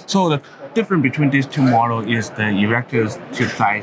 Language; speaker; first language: English; non-native, fluent; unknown